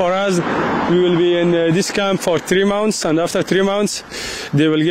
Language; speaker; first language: English; non-native, learner; Persian